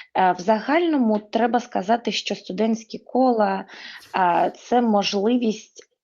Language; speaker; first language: Ukrainian; native; Ukrainian